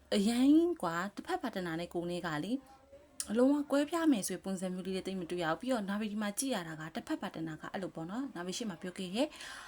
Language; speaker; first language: Burmese; native; Burmese